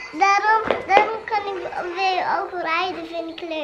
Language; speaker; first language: Dutch; early bilingual, other home language; Turkish